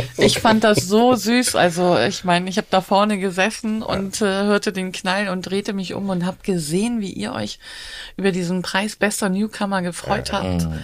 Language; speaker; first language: German; native; German